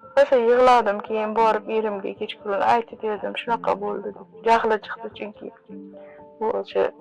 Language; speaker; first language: Uzbek; native; Uzbek